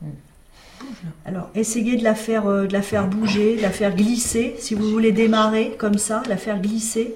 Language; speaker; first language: French; native; French